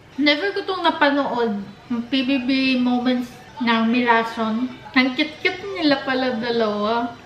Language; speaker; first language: Filipino; non-native, local second language; Cebuano